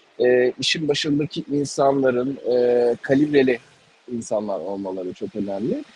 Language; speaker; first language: Turkish; native; Turkish